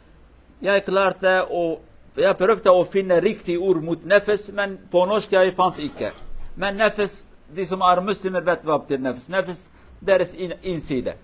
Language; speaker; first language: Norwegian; non-native, learner; Central Kurdish